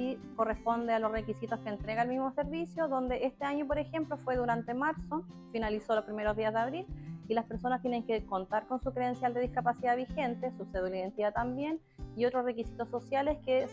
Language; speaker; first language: Spanish; native; Spanish